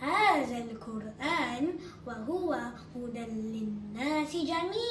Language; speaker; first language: Arabic; non-native, learner; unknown